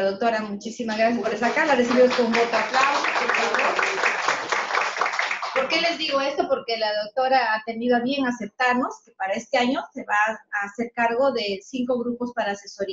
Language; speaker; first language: Spanish; native; Spanish